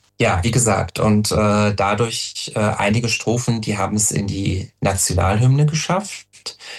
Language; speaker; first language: German; native; German